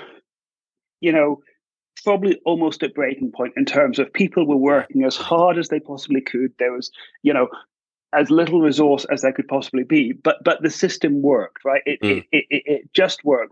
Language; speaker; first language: English; native; English